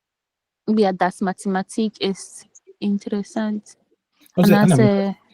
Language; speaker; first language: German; non-native, learner; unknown